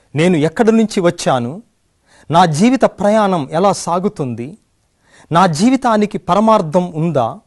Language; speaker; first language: Telugu; native; Telugu